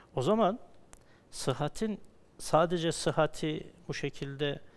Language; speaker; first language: Turkish; native; Turkish